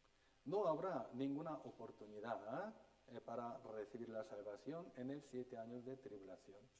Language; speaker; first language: Spanish; non-native, fluent; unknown